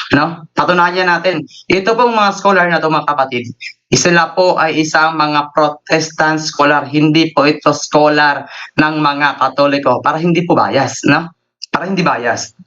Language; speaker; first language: Filipino; native; Filipino